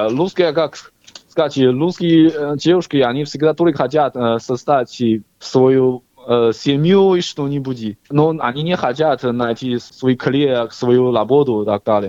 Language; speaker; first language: Russian; non-native, learner; Chinese